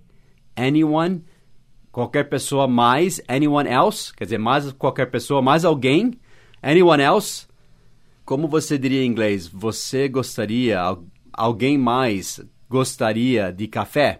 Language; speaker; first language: Portuguese; non-native, fluent; English